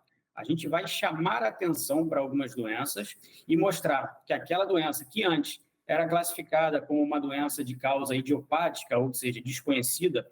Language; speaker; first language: Portuguese; native; Portuguese